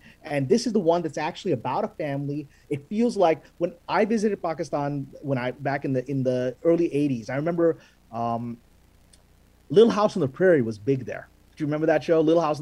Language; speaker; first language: English; non-native, local second language; Urdu